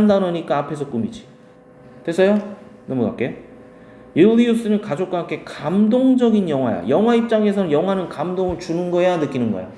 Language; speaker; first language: Korean; native; Korean